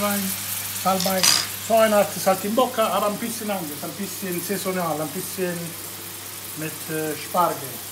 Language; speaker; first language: German; non-native, fluent; Italian